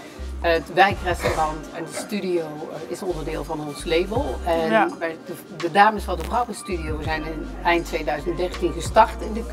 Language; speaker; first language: Dutch; native; Dutch